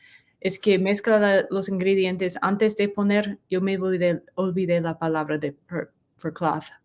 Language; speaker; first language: Spanish; non-native, learner; English